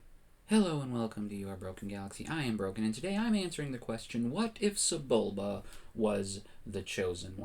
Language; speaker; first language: English; native; English